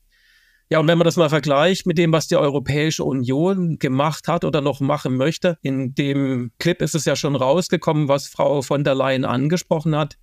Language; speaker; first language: German; native; German